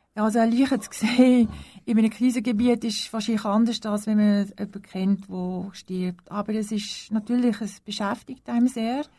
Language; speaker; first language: German; native; German